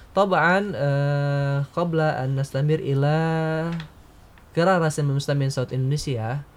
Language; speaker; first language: Arabic; non-native, fluent; Indonesian